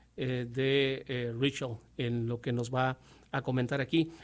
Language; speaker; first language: Spanish; native; Spanish